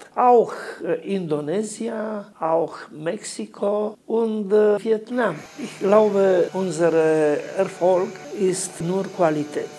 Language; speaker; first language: German; non-native, learner; Romanian